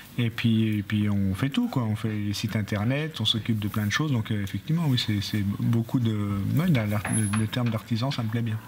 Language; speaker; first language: French; native; French